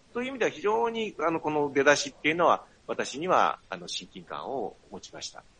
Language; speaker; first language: Japanese; native; Japanese